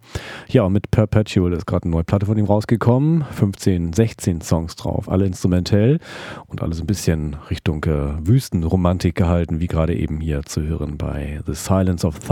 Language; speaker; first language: German; native; German